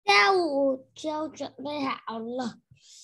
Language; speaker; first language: Chinese; non-native, learner; Vietnamese